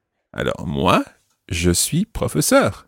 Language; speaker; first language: French; non-native, fluent; English